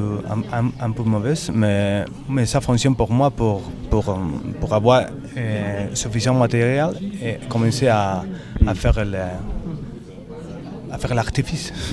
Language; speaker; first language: French; non-native, learner; Spanish